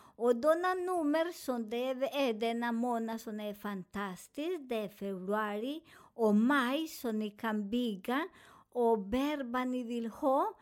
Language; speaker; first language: Swedish; non-native, learner; Spanish